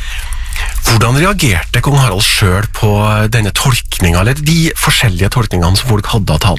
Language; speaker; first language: Norwegian; native; Norwegian